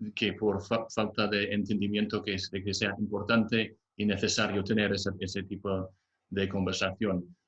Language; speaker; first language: Spanish; non-native, fluent; English